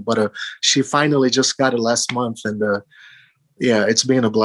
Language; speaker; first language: English; early bilingual, other home language; Portuguese